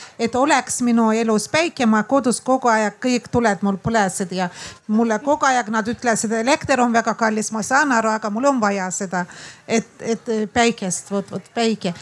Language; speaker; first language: Estonian; non-native, fluent; Azerbaijani